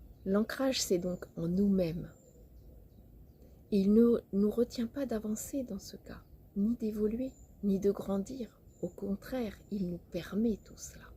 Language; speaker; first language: French; native; French